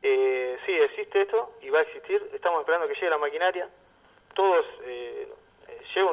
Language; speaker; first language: Spanish; native; Spanish